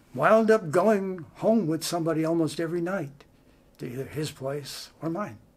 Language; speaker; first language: English; native; English